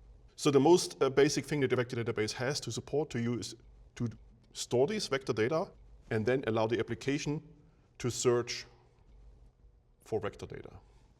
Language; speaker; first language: English; non-native, fluent; German